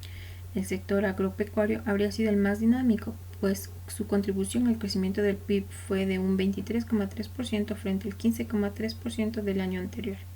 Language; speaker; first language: Spanish; native; Spanish